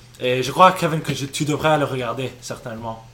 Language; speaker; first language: French; non-native, local second language; English